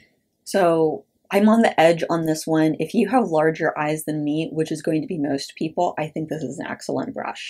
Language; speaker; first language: English; native; English